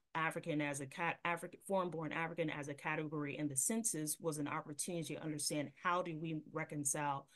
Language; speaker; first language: English; native; English